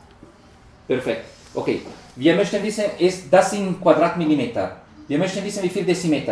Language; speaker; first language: German; non-native, learner; Spanish